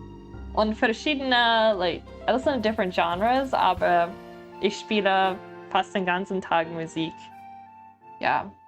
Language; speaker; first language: German; non-native, learner; English